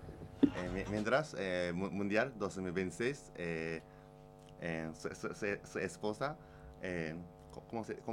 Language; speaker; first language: Spanish; non-native, learner; Japanese